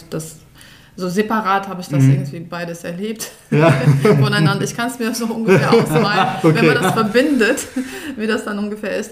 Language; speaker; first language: German; early bilingual, other home language; Russian